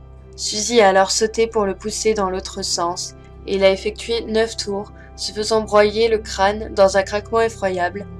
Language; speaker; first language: French; native; French